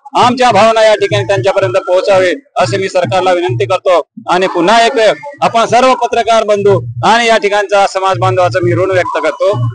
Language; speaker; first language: Marathi; non-native, local second language; Lambadi